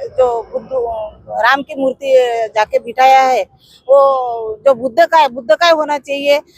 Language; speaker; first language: Hindi; non-native, local second language; Marathi